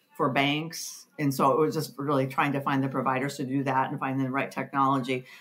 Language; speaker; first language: English; native; English